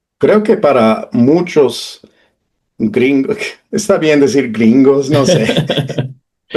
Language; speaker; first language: Spanish; non-native, fluent; English